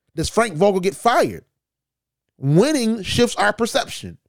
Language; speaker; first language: English; native; English